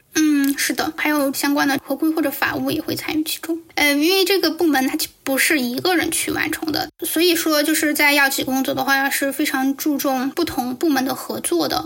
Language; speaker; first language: Chinese; native; Chinese